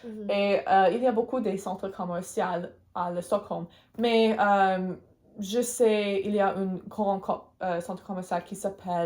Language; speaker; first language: French; non-native, learner; Swedish